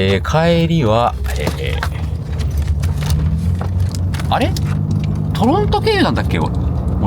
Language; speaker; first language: Japanese; native; Japanese